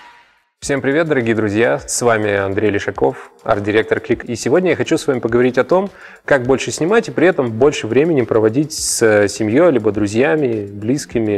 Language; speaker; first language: Russian; native; Russian